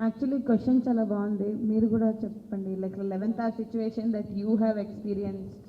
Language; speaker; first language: Telugu; native; Telugu